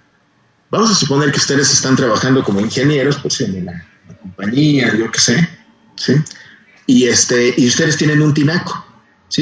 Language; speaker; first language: Spanish; native; Spanish